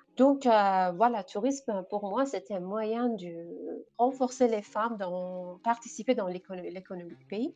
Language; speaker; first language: French; non-native, fluent; Persian